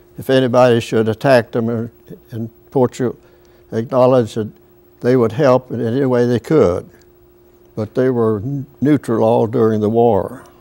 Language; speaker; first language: English; native; English